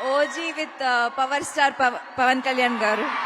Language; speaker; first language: Telugu; non-native, learner; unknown